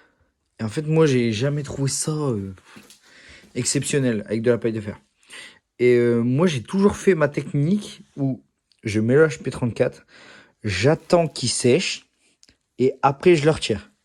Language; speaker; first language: French; native; French